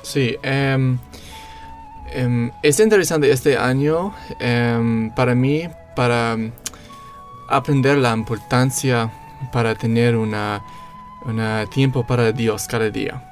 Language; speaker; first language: Spanish; non-native, learner; English